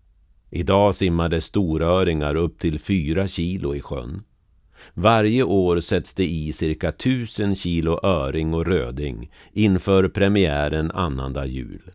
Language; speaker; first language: Swedish; native; Swedish